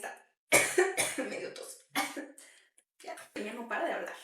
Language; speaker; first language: Spanish; native; Spanish